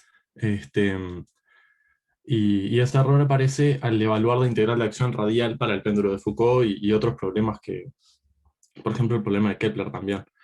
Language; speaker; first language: Spanish; native; Spanish